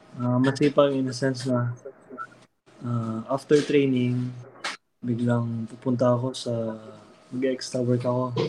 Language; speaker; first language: Filipino; early bilingual, heritage; Filipino